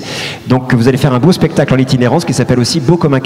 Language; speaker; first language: French; native; French